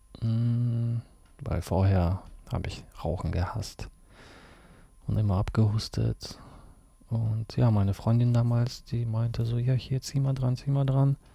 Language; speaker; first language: German; early bilingual, other home language; Russian